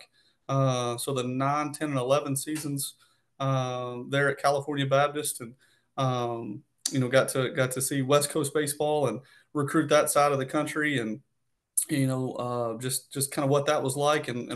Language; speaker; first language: English; native; English